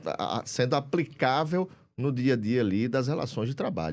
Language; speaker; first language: Portuguese; native; Portuguese